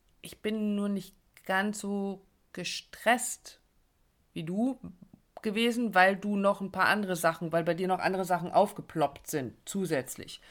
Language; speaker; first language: German; native; German